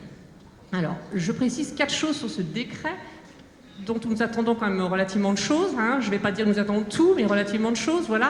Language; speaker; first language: French; native; French